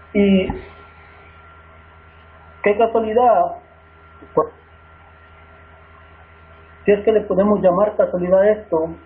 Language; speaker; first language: Spanish; native; Spanish